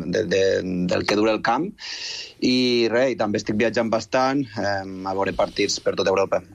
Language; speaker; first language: Catalan; native; Catalan